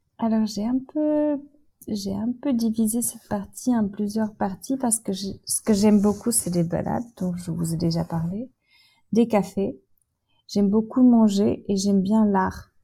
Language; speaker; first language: French; non-native, fluent; Czech